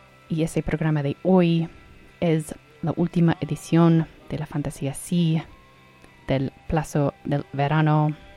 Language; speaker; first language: Spanish; non-native, fluent; English